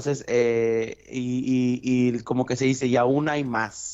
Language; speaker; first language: Spanish; native; Spanish